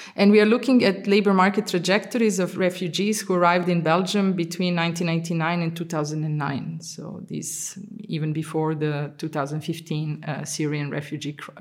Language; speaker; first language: English; non-native, fluent; Serbian